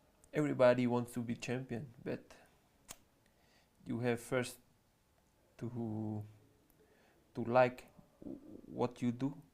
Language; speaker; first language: English; non-native, learner; French